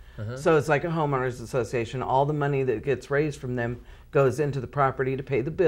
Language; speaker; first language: English; native; English